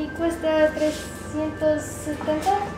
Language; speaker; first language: Spanish; non-native, learner; English